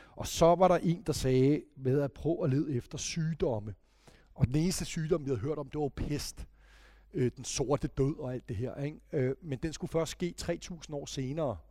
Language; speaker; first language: Danish; native; Danish